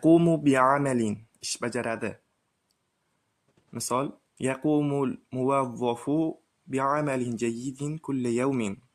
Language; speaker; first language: Arabic; non-native, learner; Uzbek